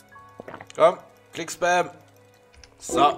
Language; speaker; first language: German; native; German